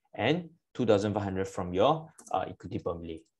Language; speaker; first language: English; non-native, local second language; Malay